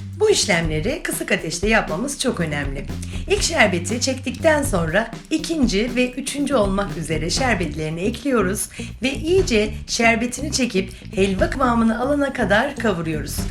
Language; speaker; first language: Turkish; native; Turkish